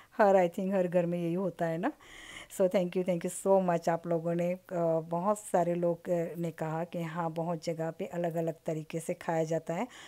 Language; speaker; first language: Hindi; native; Hindi